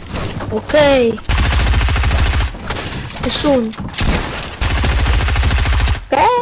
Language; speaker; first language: Spanish; early bilingual, heritage; Spanish